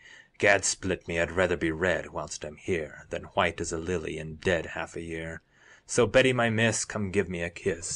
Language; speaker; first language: English; native; English